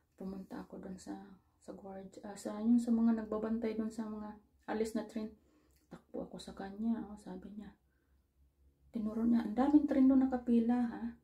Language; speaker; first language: Filipino; native; Filipino